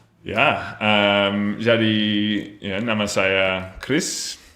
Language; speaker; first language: Indonesian; non-native, learner; English